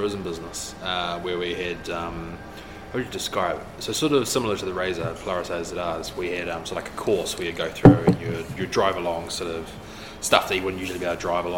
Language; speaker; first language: English; native; English